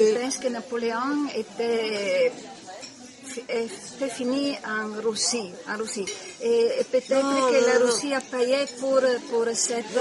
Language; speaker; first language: French; non-native, learner; Italian